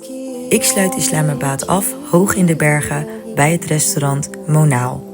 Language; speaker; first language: Dutch; early bilingual, other home language; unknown